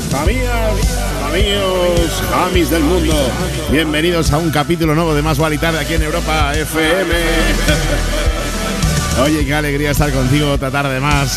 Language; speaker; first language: Spanish; native; Spanish